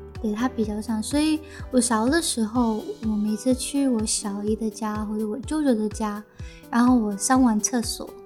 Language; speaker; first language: Chinese; early bilingual, heritage; Chinese